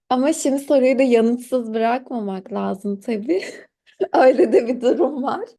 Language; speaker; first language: Turkish; native; Turkish